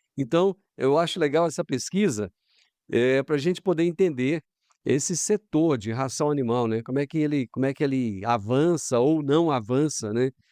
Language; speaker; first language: Portuguese; native; Portuguese